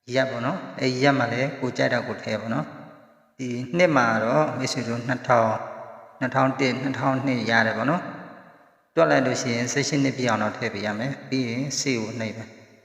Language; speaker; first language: Burmese; native; Burmese